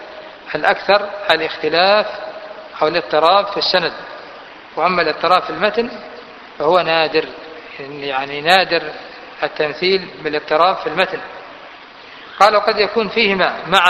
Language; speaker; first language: Arabic; native; Arabic